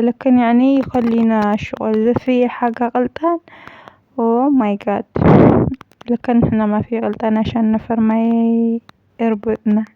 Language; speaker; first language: Arabic; non-native, learner; Amharic